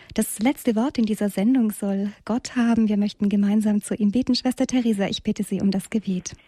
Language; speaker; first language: German; native; German